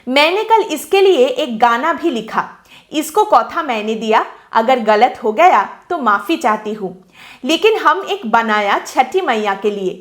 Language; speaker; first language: Hindi; non-native, local second language; Bangla